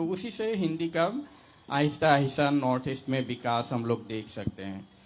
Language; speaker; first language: Hindi; non-native, local second language; Assamese